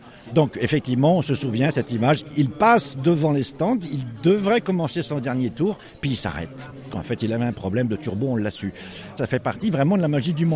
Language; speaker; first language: French; native; French